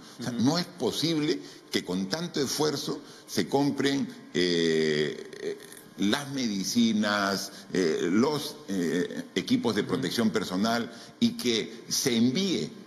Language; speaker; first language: Spanish; native; Spanish